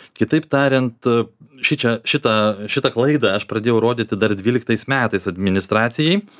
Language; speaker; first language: Lithuanian; native; Lithuanian